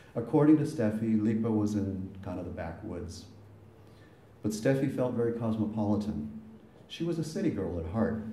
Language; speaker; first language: English; native; English